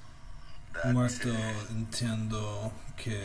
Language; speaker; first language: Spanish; non-native, learner; English